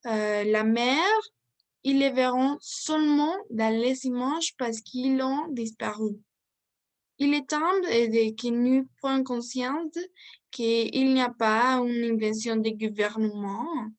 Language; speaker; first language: French; non-native, learner; Spanish